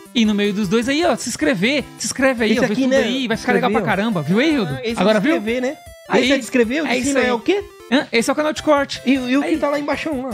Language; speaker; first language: Portuguese; native; Portuguese